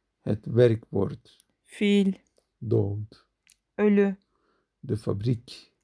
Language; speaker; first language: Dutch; non-native, learner; Turkish